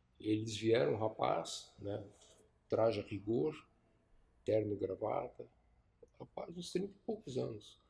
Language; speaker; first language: Portuguese; early bilingual, other home language; Chinese